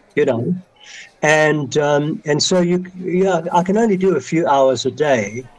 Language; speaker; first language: English; native; English